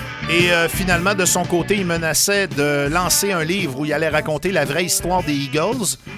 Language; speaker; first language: French; native; French